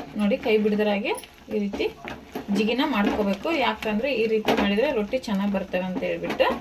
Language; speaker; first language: Kannada; native; Kannada